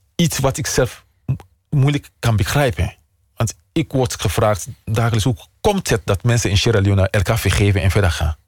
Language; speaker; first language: Dutch; non-native, fluent; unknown